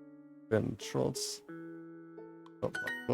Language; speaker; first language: Dutch; non-native, learner; English